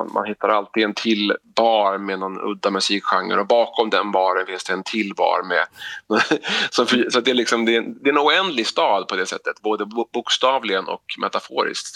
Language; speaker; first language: Swedish; native; Swedish